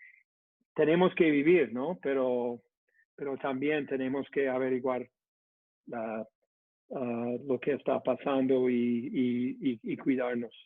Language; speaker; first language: Spanish; non-native, fluent; English